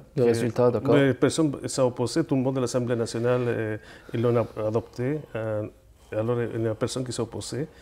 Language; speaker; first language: French; non-native, fluent; Spanish